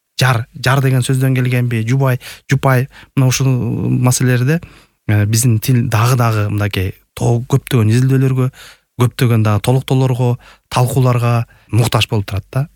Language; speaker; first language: Kyrgyz; native; Kyrgyz